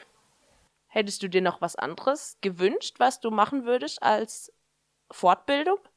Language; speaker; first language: German; native; German